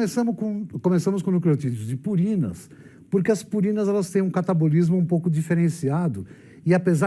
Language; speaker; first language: Portuguese; native; Portuguese